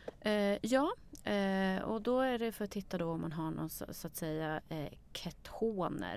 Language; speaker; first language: Swedish; native; Swedish